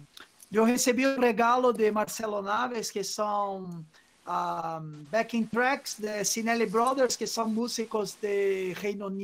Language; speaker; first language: Spanish; non-native, fluent; Portuguese